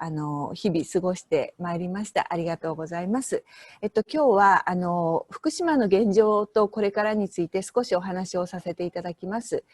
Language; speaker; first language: Japanese; native; Japanese